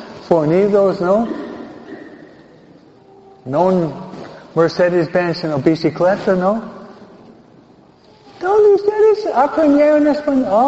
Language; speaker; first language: Spanish; non-native, fluent; English